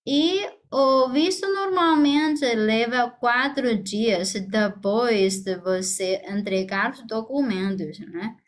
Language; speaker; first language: Portuguese; non-native, fluent; Chinese